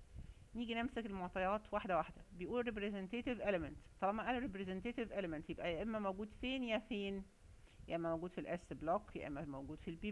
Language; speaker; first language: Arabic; native; Arabic